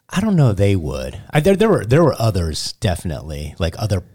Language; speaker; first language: English; early bilingual, other home language; Cantonese